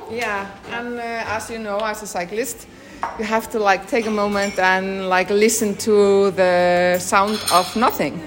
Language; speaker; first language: English; non-native, fluent; Danish